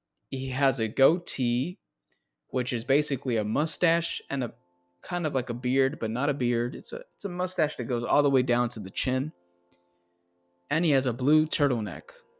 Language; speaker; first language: English; native; English